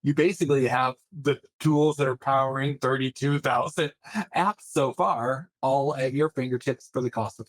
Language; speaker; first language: English; native; English